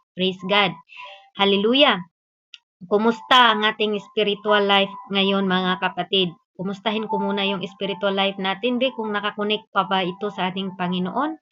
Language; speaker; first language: Filipino; non-native, local second language; Cebuano